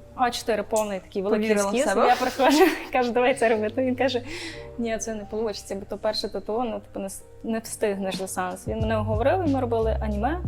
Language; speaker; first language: Ukrainian; non-native, local second language; Romanian